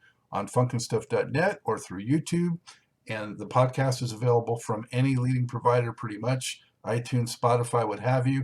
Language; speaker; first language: English; native; English